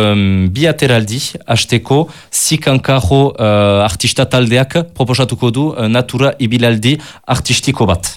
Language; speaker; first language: Basque; native; Basque